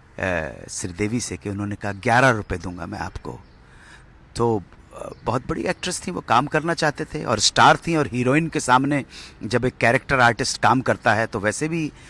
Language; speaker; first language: Hindi; native; Hindi